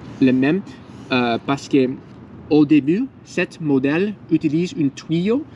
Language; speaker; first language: French; non-native, learner; English